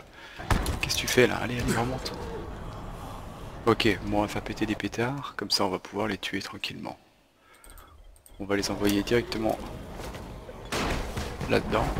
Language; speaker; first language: French; native; French